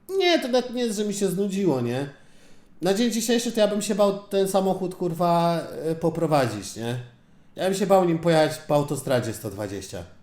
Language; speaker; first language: Polish; native; Polish